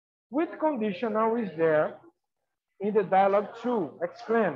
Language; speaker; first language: English; non-native, fluent; Portuguese